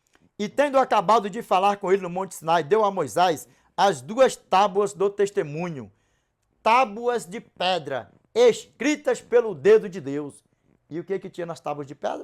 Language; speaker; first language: Portuguese; native; Portuguese